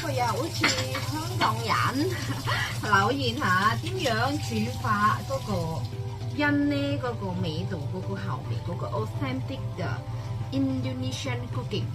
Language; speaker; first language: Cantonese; non-native, fluent; Indonesian